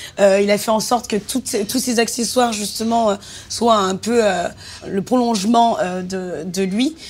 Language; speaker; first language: French; native; French